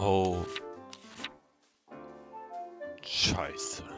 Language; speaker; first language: German; native; German